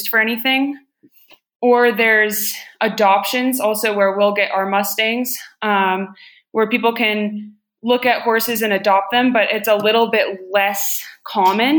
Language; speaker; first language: English; native; English